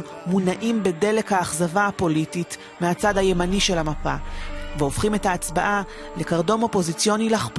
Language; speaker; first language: Hebrew; native; Hebrew